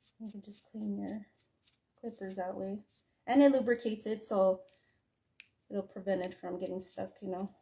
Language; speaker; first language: English; native; English